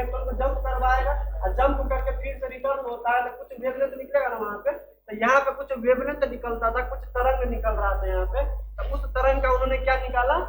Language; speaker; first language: Hindi; native; Hindi